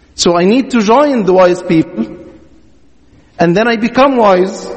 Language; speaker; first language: English; non-native, fluent; Arabic